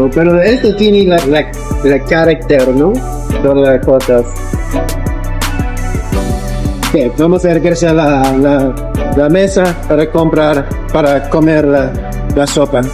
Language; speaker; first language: Spanish; non-native, learner; English